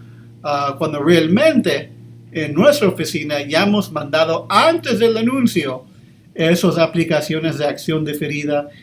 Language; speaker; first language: Spanish; early bilingual, heritage; English